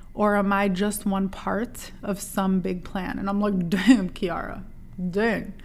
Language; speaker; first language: English; native; English